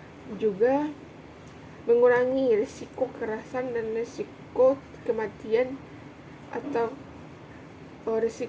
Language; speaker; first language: Indonesian; native; Indonesian